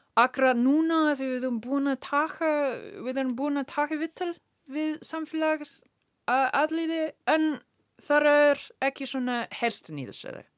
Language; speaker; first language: Icelandic; non-native, learner; English